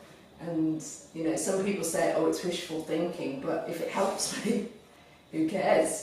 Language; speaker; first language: English; native; English